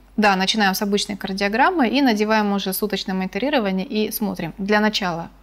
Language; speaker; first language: Russian; native; Russian